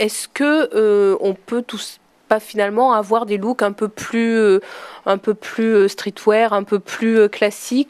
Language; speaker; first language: French; native; French